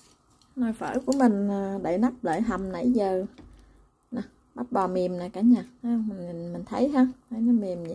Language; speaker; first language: Vietnamese; native; Vietnamese